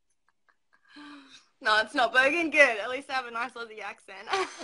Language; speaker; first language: English; native; English